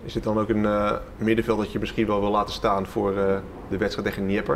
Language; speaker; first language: Dutch; native; Dutch